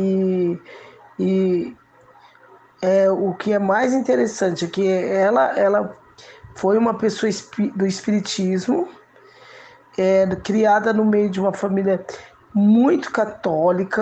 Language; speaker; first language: Portuguese; native; Portuguese